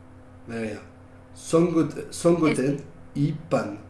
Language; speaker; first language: Spanish; non-native, learner; French